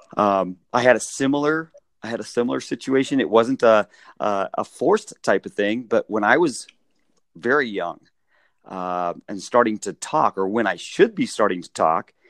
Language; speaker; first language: English; native; English